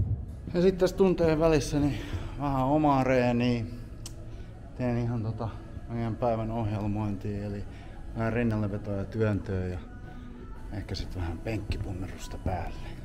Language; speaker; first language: Finnish; native; Finnish